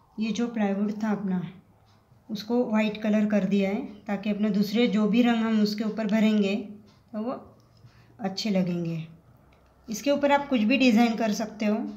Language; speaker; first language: Hindi; non-native, local second language; Marathi